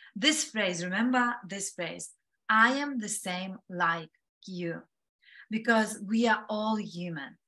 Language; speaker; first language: English; non-native, fluent; Lithuanian